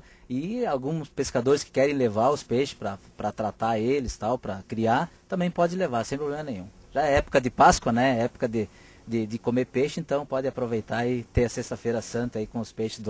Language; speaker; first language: Portuguese; native; Portuguese